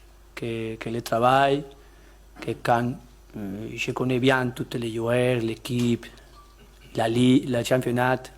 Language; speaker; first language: French; non-native, learner; Spanish